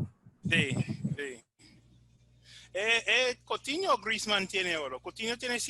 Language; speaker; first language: Spanish; non-native, fluent; English